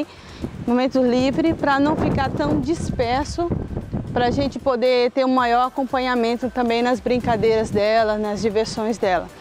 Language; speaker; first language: Portuguese; native; Portuguese